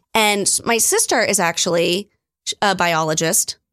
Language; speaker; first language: English; native; English